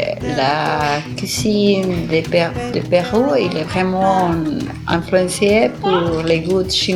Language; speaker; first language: French; non-native, fluent; Spanish